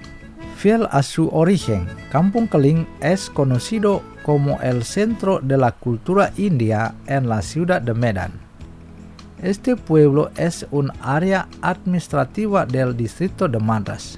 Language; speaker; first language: Spanish; non-native, fluent; Indonesian